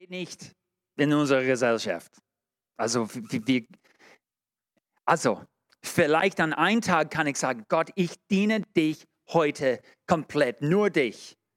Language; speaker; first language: German; non-native, fluent; English